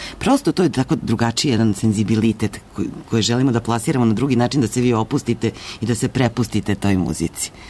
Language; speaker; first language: Serbian; native; Serbian